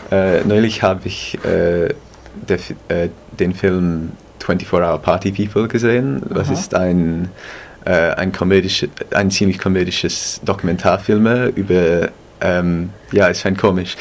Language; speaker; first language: German; non-native, fluent; English